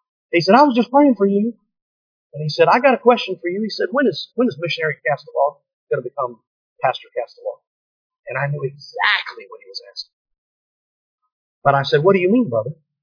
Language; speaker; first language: English; native; English